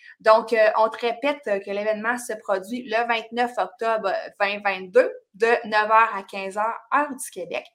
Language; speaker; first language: French; native; French